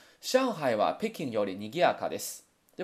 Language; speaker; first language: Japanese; non-native, fluent; Chinese